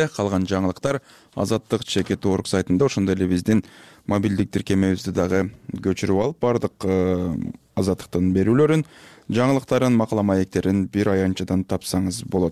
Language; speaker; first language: Kyrgyz; native; Kyrgyz